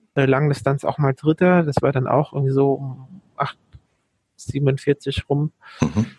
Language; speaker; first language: German; native; German